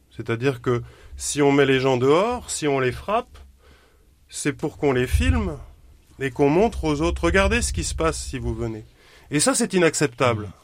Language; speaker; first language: French; native; French